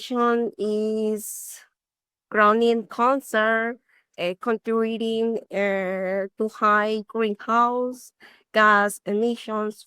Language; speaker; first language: English; non-native, learner; Spanish